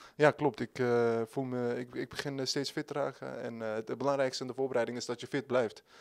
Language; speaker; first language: Dutch; native; Dutch